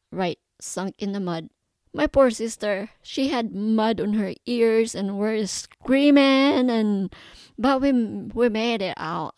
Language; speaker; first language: English; non-native, local second language; Cebuano